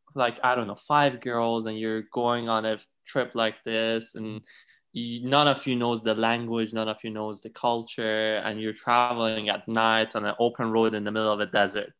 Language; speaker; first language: English; non-native, fluent; Persian